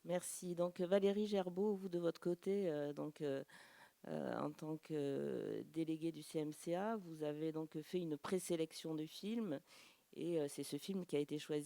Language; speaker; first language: French; native; French